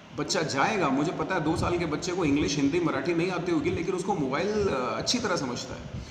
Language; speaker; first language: Hindi; native; Hindi